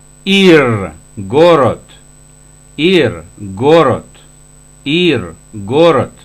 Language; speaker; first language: Hebrew; non-native, fluent; Russian